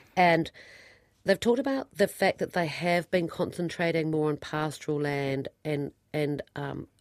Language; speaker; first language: English; native; English